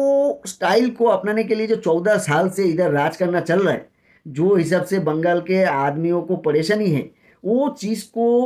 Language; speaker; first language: Hindi; non-native, local second language; Bangla